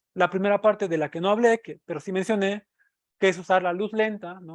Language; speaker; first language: Spanish; native; Spanish